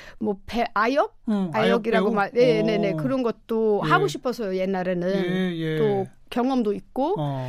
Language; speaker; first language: Korean; non-native, fluent; German